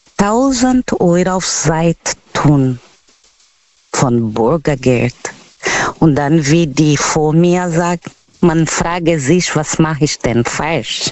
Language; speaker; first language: German; non-native, learner; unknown